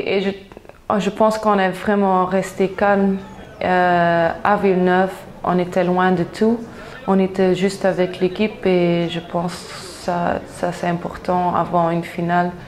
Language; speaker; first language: French; non-native, local second language; Dutch